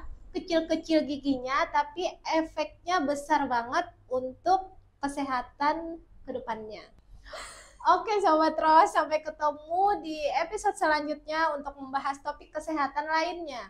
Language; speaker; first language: Indonesian; native; Indonesian